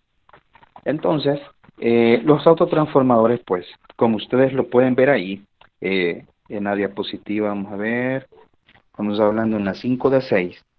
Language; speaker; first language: Spanish; native; Spanish